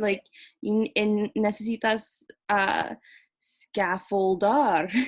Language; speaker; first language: Spanish; non-native, fluent; English